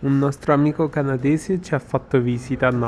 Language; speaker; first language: Italian; non-native, learner; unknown